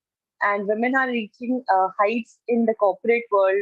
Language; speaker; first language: English; non-native, local second language; Hindi